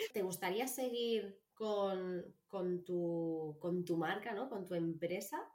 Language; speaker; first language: Spanish; native; Spanish